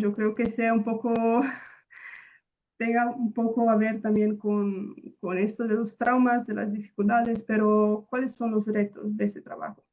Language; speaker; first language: Spanish; non-native, fluent; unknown